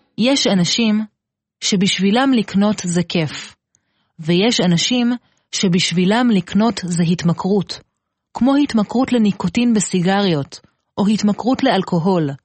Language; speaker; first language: Hebrew; native; Hebrew